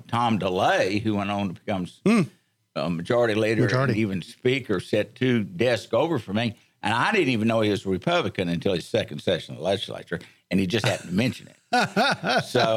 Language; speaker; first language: English; native; English